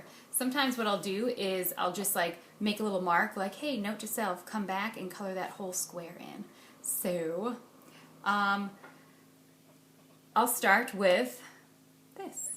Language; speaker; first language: English; native; English